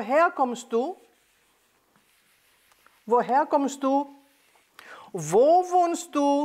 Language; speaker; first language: German; non-native, fluent; Greek